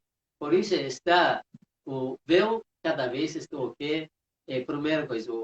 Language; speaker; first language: Portuguese; non-native, fluent; Persian